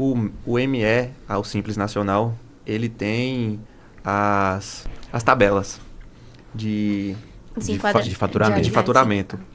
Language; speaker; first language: Portuguese; native; Portuguese